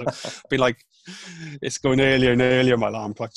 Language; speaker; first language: English; non-native, local second language; Welsh